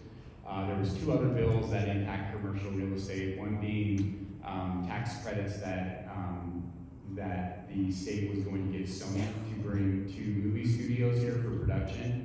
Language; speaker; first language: English; native; English